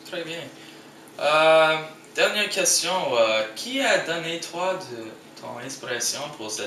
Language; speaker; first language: French; non-native, learner; English